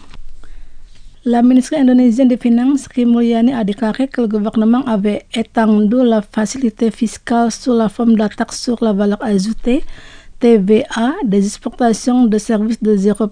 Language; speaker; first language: French; non-native, fluent; Indonesian